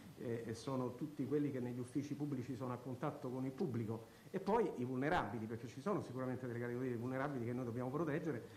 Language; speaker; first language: Italian; native; Italian